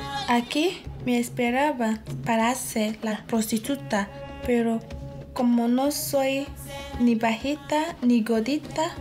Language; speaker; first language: Spanish; non-native, learner; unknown